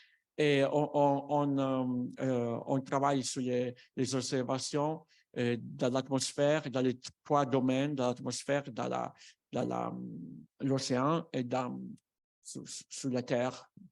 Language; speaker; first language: French; non-native, fluent; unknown